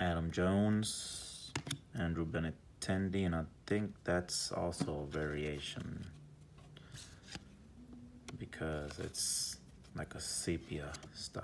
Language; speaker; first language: English; native; English